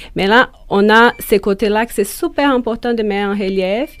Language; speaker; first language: French; non-native, fluent; Portuguese